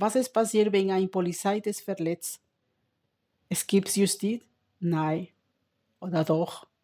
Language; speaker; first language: German; non-native, learner; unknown